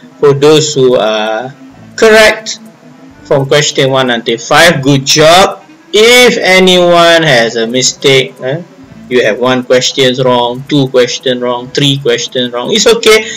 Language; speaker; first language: English; non-native, local second language; Malay